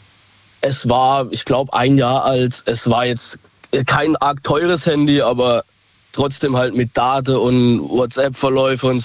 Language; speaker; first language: German; native; German